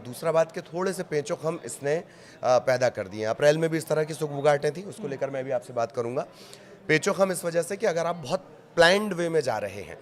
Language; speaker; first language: Hindi; native; Hindi